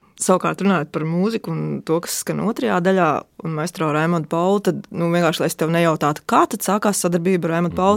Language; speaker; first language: Latvian; native; Latvian